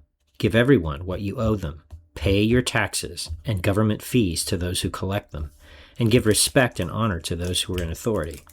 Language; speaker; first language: English; native; English